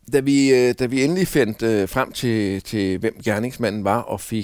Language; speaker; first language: Danish; native; Danish